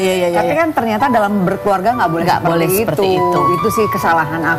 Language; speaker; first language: Indonesian; native; Indonesian